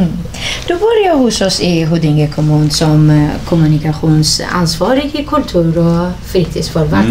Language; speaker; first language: Swedish; non-native, fluent; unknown